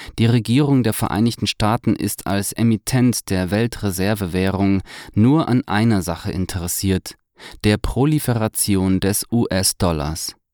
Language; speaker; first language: German; native; German